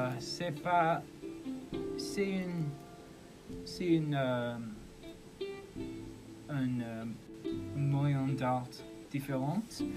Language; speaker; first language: French; non-native, learner; English